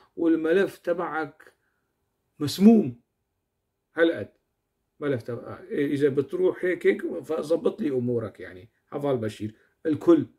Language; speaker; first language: Arabic; non-native, local second language; Kurdish